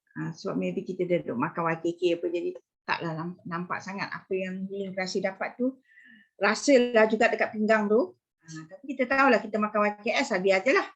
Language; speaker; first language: Malay; native; Malay